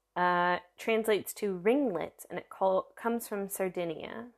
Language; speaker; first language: English; early bilingual, other home language; Italian